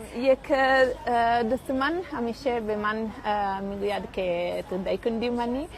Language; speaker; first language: Persian; non-native, learner; Italian